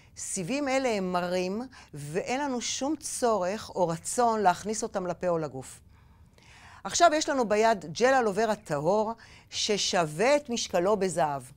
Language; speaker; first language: Hebrew; native; Hebrew